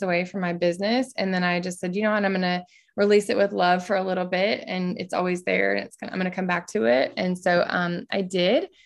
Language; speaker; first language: English; native; English